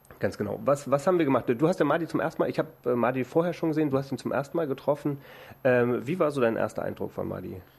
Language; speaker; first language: German; native; German